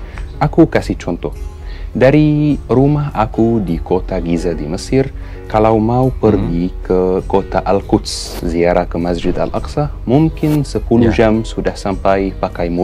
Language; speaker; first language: Indonesian; non-native, fluent; Arabic